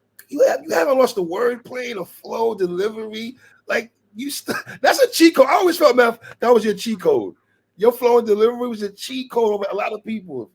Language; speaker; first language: English; native; English